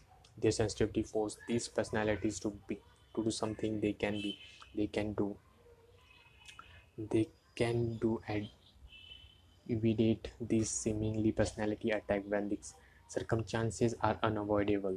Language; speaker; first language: English; non-native, local second language; Hindi